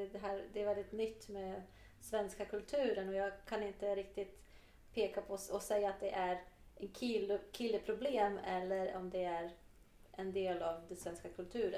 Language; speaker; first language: Swedish; non-native, fluent; Portuguese